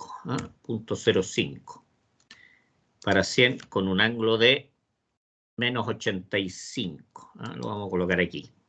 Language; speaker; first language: Spanish; native; Spanish